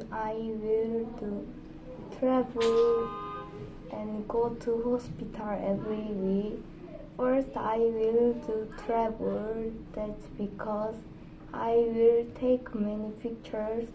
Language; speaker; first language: English; non-native, learner; Korean